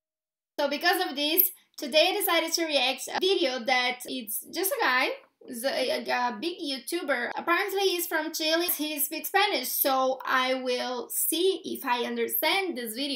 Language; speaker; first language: English; non-native, fluent; Portuguese